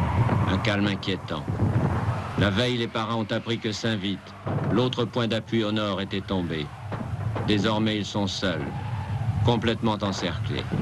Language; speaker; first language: French; native; French